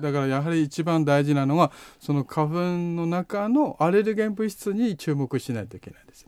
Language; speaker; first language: Japanese; non-native, fluent; Chinese